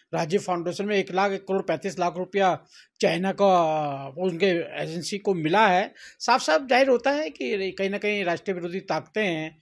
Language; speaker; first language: Hindi; native; Hindi